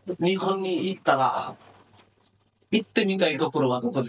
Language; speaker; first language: Japanese; non-native, fluent; Bangla